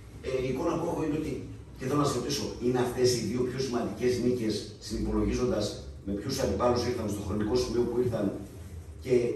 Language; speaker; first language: Greek; native; Greek